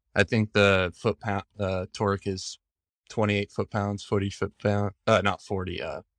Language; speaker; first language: English; native; English